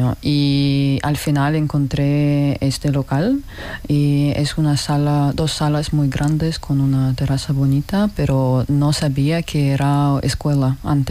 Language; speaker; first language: Spanish; non-native, learner; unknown